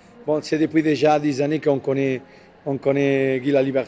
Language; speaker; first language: French; non-native, fluent; Spanish